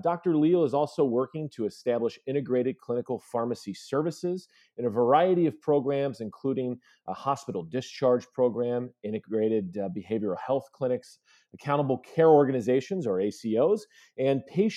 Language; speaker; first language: English; native; English